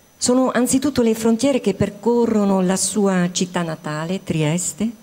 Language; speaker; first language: Italian; non-native, fluent; Dutch